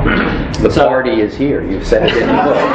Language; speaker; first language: English; native; English